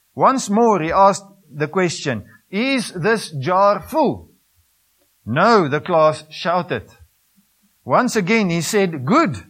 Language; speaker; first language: English; non-native, local second language; Afrikaans